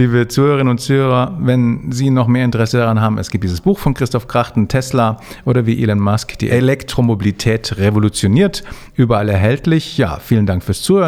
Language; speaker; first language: German; native; German